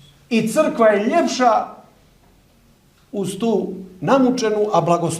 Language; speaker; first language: Croatian; native; Croatian